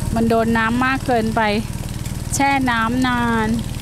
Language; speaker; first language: Thai; native; Thai